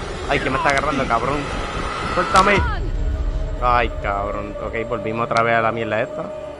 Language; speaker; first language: Spanish; native; Spanish